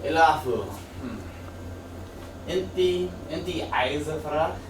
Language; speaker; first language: Arabic; non-native, learner; English